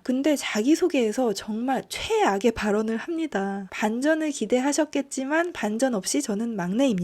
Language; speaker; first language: Korean; native; Korean